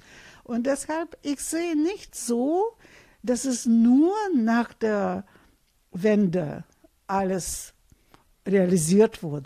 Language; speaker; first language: German; non-native, fluent; Russian